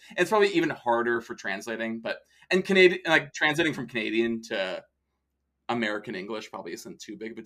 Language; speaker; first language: English; native; English